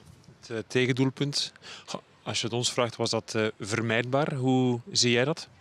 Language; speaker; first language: Dutch; native; Dutch